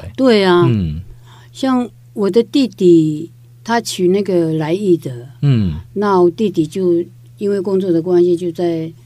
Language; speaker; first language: Chinese; non-native, local second language; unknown